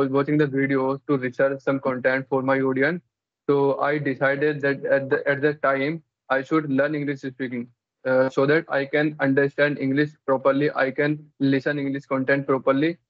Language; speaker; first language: English; non-native, local second language; Hindi